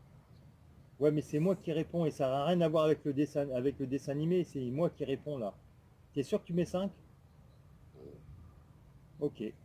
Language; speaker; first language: French; native; French